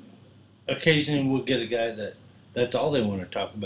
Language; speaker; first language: English; native; English